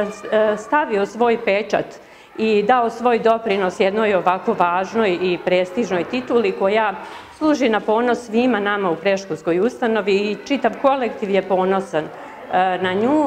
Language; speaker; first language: Serbian; native; Serbian